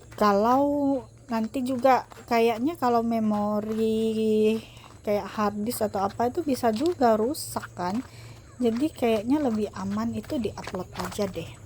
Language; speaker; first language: Indonesian; non-native, local second language; Hakka Chinese